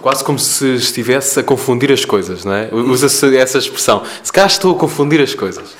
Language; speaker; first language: Portuguese; native; Portuguese